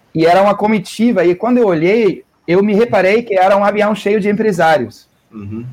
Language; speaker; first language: Portuguese; non-native, fluent; German